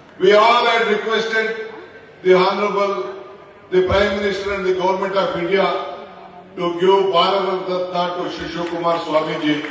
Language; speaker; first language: Kannada; native; Kannada